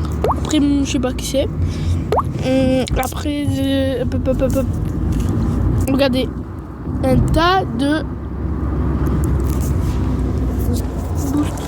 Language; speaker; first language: French; native; French